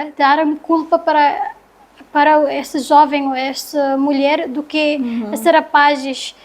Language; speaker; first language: Portuguese; non-native, learner; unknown